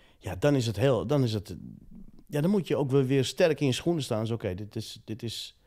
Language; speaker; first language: Dutch; early bilingual, other home language; Riffian